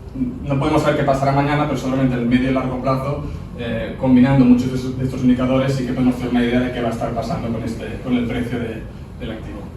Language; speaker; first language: Spanish; native; Spanish